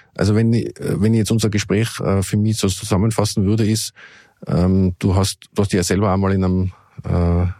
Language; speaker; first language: German; native; German